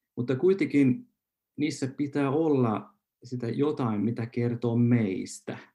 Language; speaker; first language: Finnish; non-native, local second language; Swedish